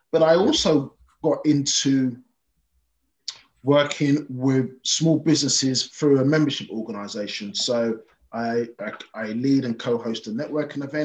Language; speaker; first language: English; native; English